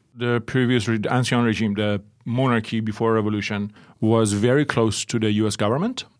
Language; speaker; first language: English; early bilingual, other home language; Persian